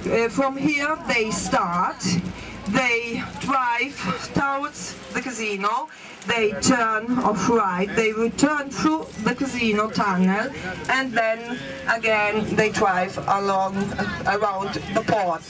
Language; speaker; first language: English; non-native, fluent; Italian